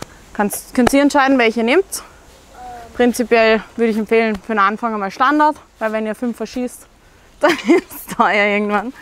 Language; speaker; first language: German; native; German